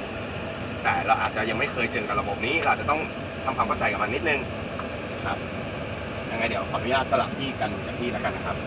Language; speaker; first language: Thai; native; Thai